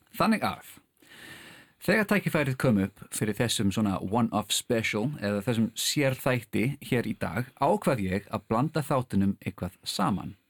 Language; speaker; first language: Icelandic; non-native, fluent; English